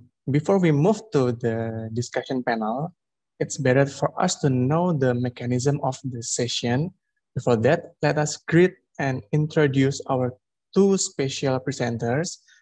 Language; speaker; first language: English; non-native, fluent; Indonesian